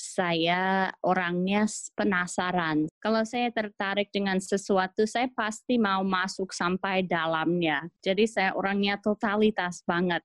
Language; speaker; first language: Indonesian; non-native, fluent; English